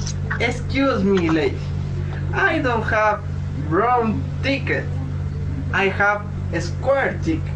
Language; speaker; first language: English; non-native, learner; Spanish